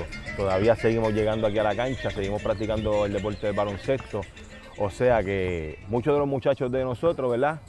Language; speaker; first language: Spanish; native; Spanish